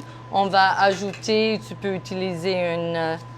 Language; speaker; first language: French; non-native, local second language; English